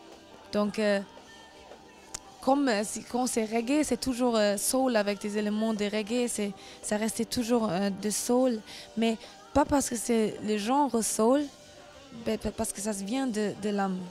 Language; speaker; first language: French; non-native, learner; German